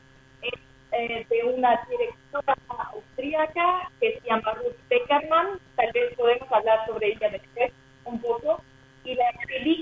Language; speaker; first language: Spanish; non-native, fluent; German